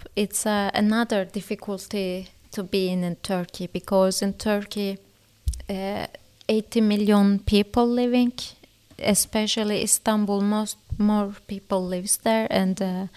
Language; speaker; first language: English; non-native, learner; Turkish